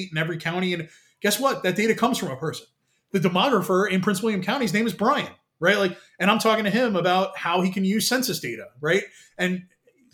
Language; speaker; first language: English; native; English